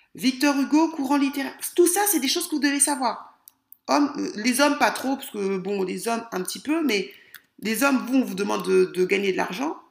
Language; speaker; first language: French; native; French